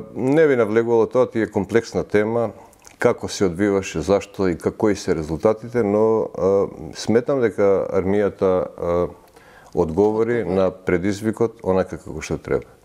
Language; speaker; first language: Macedonian; early bilingual, heritage; Macedonian